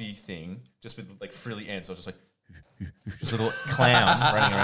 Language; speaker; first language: English; non-native, local second language; Croatian